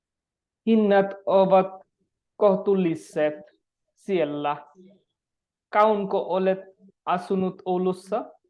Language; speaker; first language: Finnish; non-native, learner; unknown